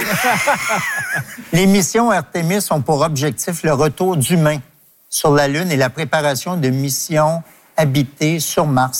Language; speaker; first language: French; native; French